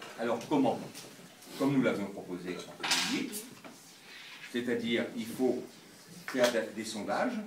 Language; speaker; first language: French; native; French